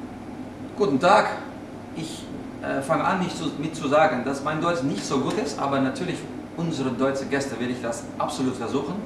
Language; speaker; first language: German; non-native, learner; Dutch